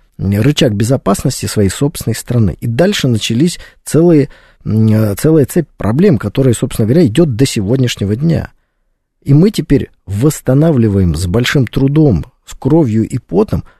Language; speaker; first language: Russian; native; Russian